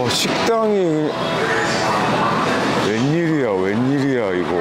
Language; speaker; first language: Korean; native; Korean